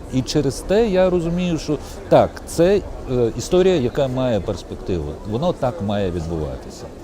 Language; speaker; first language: Ukrainian; non-native, local second language; Russian